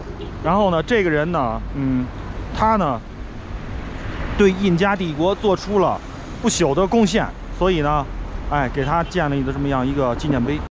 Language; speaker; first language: Chinese; native; Chinese